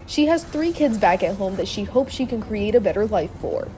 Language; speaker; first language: English; native; English